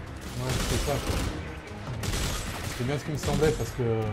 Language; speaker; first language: French; native; French